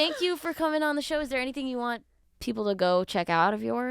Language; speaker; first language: English; native; English